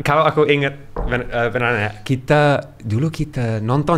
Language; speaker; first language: Indonesian; non-native, learner; English